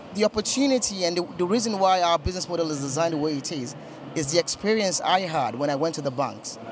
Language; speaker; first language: English; non-native, local second language; Yoruba